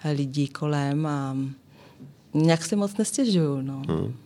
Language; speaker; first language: Czech; non-native, fluent; Vietnamese